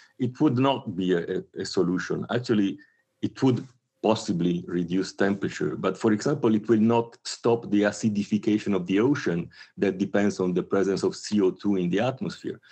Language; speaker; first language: English; non-native, fluent; Italian